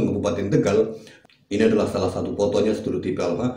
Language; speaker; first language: Indonesian; native; Indonesian